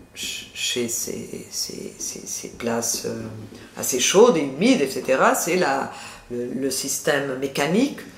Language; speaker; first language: French; non-native, fluent; Portuguese